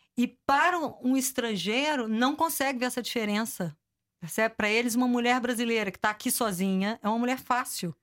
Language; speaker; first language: Portuguese; native; Portuguese